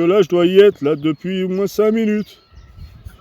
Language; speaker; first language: French; native; French